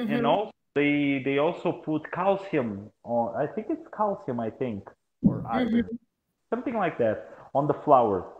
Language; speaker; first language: English; non-native, fluent; Portuguese